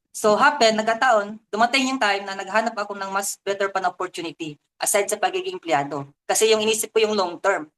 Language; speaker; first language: Filipino; native; Filipino